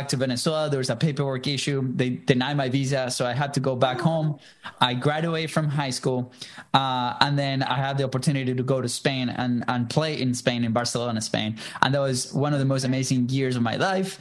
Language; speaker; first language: English; non-native, fluent; Spanish